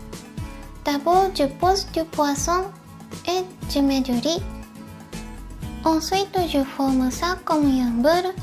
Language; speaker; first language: French; non-native, fluent; Japanese